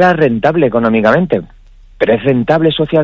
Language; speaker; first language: Spanish; native; Spanish